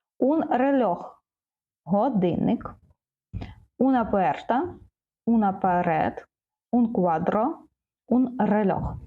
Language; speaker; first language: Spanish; non-native, fluent; Ukrainian